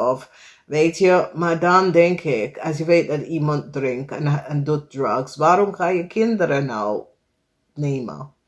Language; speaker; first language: Dutch; non-native, learner; English